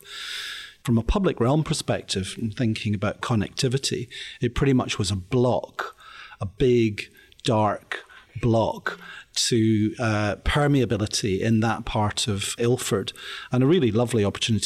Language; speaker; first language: English; native; English